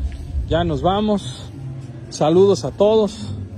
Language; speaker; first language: Spanish; native; Spanish